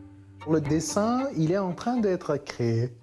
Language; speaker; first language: French; non-native, fluent; Persian